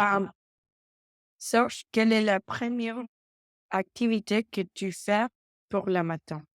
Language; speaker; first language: French; non-native, learner; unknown